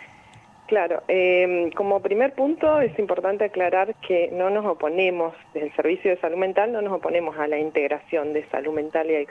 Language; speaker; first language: Spanish; native; Spanish